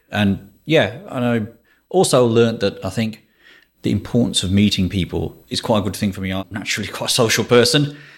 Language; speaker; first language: English; native; English